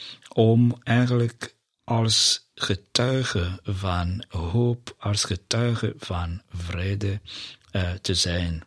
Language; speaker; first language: Dutch; non-native, fluent; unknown